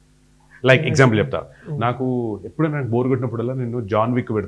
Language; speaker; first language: Telugu; native; Telugu